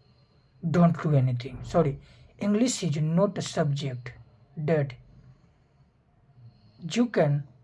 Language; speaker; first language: English; non-native, fluent; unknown